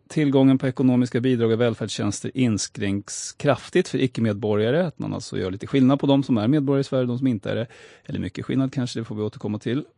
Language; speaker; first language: Swedish; native; Swedish